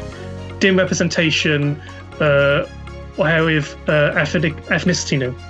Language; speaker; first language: Welsh; non-native, local second language; English